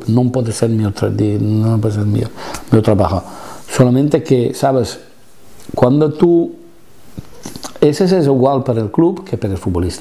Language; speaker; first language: Spanish; non-native, fluent; Italian